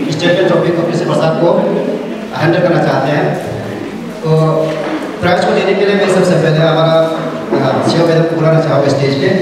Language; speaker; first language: Hindi; non-native, local second language; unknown